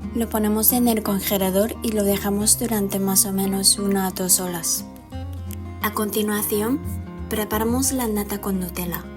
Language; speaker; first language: Spanish; non-native, fluent; Japanese